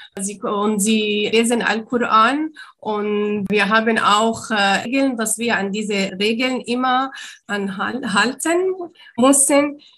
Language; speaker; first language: German; non-native, learner; Arabic